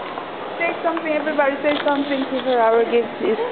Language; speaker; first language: English; non-native, learner; Korean